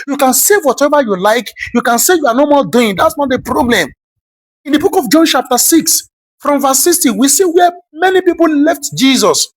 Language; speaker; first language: English; non-native, local second language; Yoruba